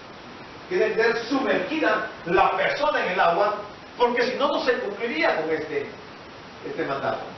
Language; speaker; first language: Spanish; native; Spanish